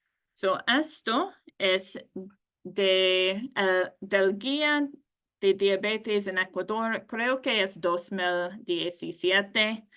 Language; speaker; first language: Spanish; non-native, learner; English